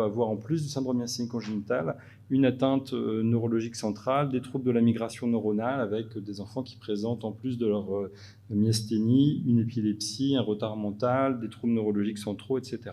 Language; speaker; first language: French; native; French